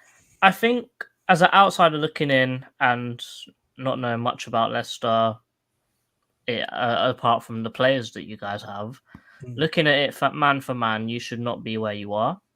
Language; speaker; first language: English; native; English